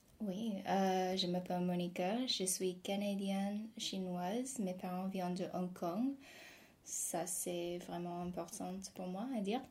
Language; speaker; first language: French; non-native, fluent; English